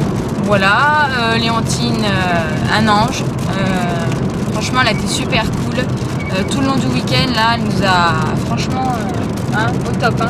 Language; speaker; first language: French; native; French